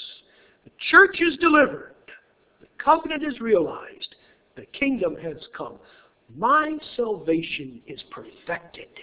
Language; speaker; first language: English; native; English